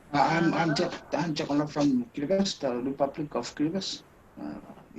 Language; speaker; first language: English; non-native, fluent; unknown